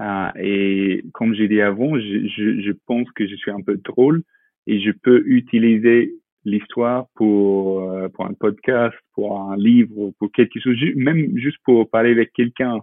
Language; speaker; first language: French; non-native, fluent; English